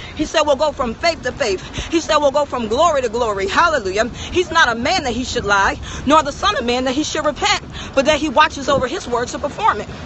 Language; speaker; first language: English; native; English